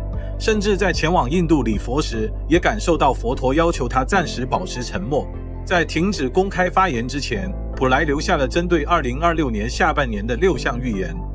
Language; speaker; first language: Chinese; native; Chinese